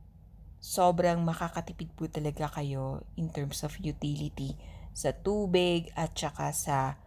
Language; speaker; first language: Filipino; native; Filipino